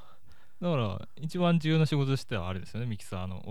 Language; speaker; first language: Japanese; native; Japanese